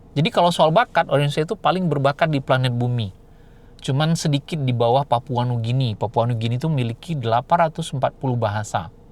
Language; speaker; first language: Indonesian; non-native, local second language; Minangkabau